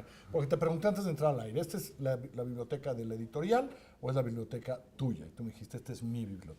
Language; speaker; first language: Spanish; native; Spanish